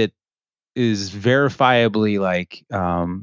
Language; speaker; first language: English; early bilingual, other home language; French